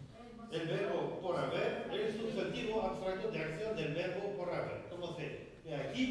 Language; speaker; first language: Spanish; non-native, fluent; French